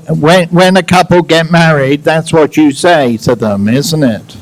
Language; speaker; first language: English; native; English